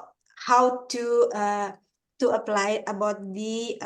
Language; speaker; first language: English; non-native, fluent; Indonesian